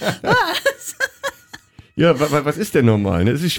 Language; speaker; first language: German; native; German